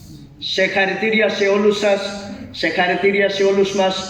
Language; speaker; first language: Greek; non-native, fluent; Urdu